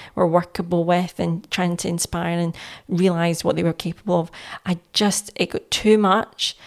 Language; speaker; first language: English; native; English